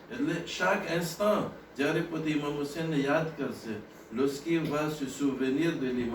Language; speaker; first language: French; non-native, local second language; Gujarati